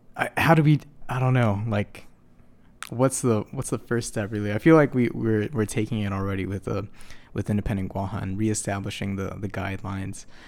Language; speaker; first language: English; native; English